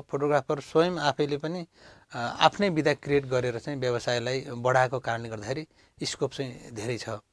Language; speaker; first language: Nepali; native; Nepali